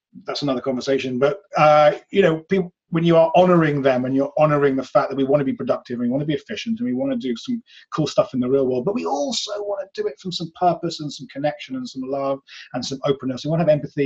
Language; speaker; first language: English; native; English